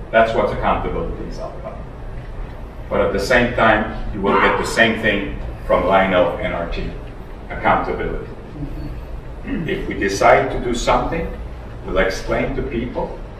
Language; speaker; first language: English; non-native, fluent; French